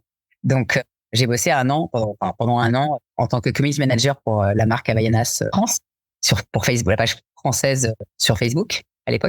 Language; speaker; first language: French; native; French